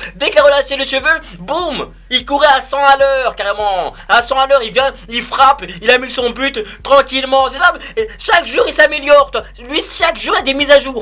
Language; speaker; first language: French; native; French